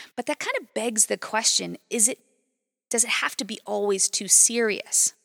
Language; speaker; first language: English; native; English